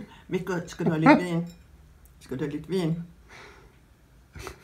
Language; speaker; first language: Norwegian; native; Norwegian